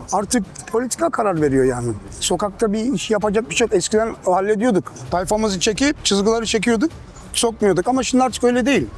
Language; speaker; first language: Turkish; early bilingual, heritage; Turkish